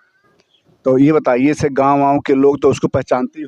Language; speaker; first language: Hindi; native; Hindi